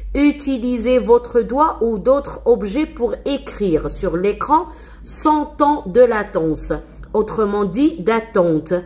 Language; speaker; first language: French; non-native, local second language; Arabic